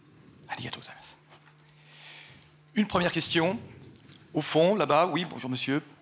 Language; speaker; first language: French; native; French